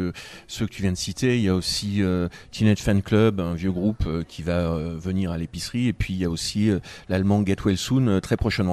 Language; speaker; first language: French; native; French